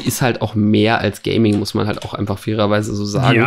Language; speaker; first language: German; native; German